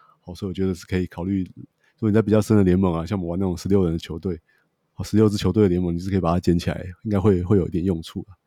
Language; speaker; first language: Chinese; native; Chinese